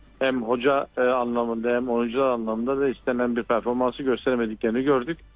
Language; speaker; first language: Turkish; native; Turkish